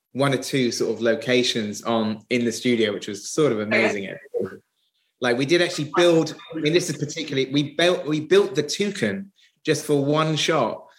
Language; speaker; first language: English; native; English